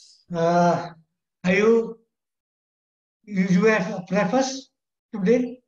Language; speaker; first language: English; non-native, learner; Indonesian